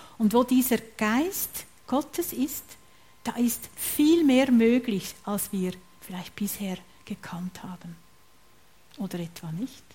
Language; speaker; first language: German; native; German